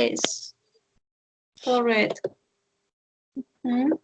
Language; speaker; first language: English; non-native, learner; Spanish